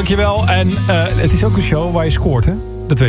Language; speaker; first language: Dutch; native; Dutch